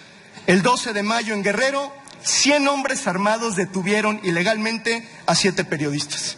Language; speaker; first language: Spanish; native; Spanish